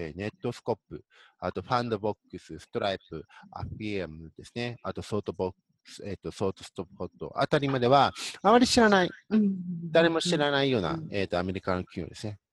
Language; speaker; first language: Japanese; native; Japanese